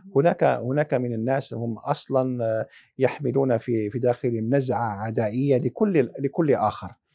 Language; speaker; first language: Arabic; early bilingual, heritage; Arabic